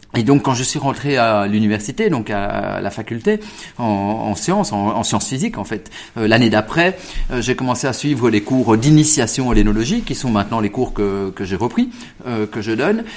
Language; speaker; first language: French; early bilingual, other home language; Italian